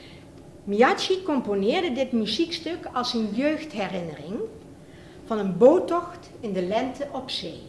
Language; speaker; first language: Dutch; native; Dutch